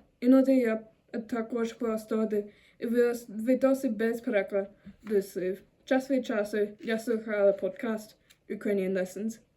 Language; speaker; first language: Ukrainian; non-native, learner; German